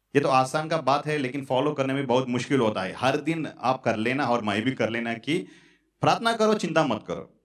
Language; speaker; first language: Hindi; non-native, local second language; Tamil